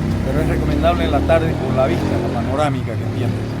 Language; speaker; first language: Spanish; native; Spanish